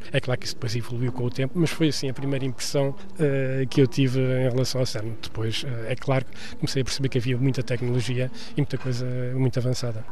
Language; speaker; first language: Portuguese; native; Portuguese